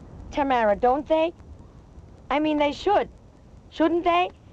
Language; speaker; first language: English; non-native, fluent; German